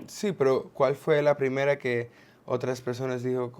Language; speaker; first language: Spanish; non-native, learner; English